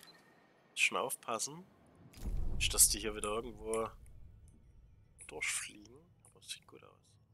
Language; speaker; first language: German; native; German